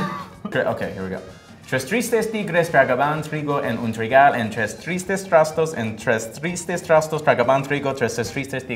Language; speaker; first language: Spanish; non-native, learner; English